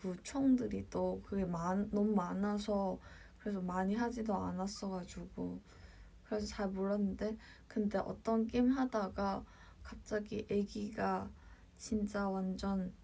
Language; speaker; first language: Korean; non-native, fluent; Cantonese